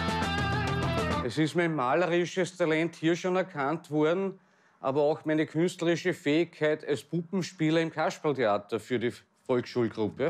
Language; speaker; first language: German; native; German